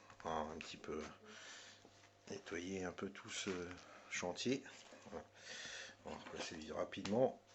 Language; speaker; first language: French; native; French